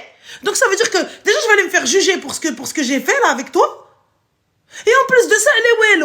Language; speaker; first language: French; early bilingual, other home language; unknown